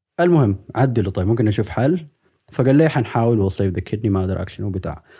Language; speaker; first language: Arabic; native; Arabic